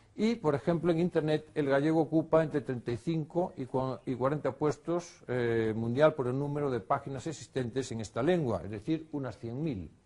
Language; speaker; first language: Spanish; non-native, local second language; Galician